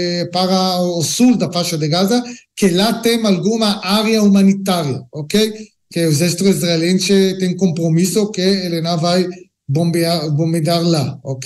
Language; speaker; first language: Portuguese; non-native, learner; Hebrew